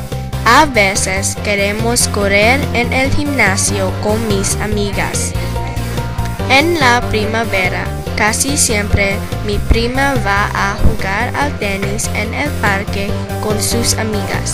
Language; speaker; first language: Spanish; non-native, learner; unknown